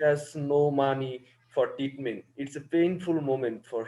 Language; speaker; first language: English; non-native, learner; Bangla